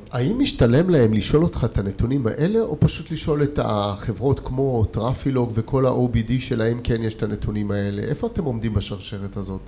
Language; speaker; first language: Hebrew; native; Hebrew